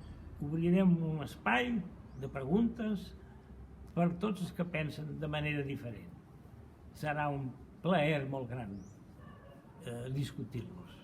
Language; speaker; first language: Catalan; non-native, fluent; Portuguese